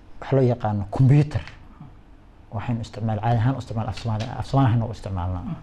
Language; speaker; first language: Somali; native; Somali